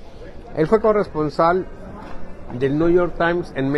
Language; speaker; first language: Spanish; native; Spanish